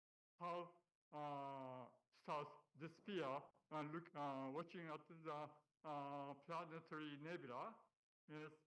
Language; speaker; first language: English; non-native, learner; Japanese